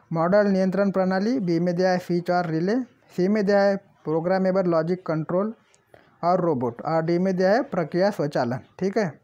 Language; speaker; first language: Hindi; non-native, local second language; Marathi